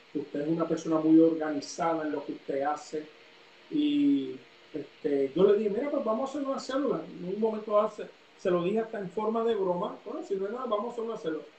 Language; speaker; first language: Spanish; early bilingual, heritage; Spanish